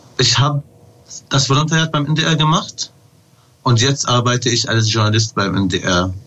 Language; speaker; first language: German; non-native, fluent; Arabic